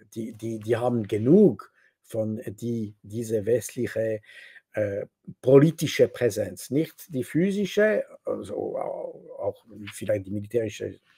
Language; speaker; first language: German; native; German